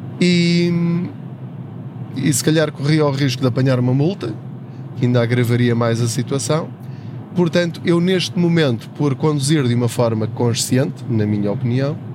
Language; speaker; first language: Portuguese; native; Portuguese